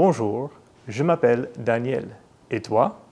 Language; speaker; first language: French; non-native, fluent; English